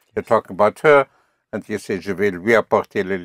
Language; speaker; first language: French; non-native, fluent; English